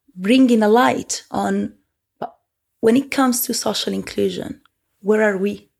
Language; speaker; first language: English; early bilingual, heritage; Italian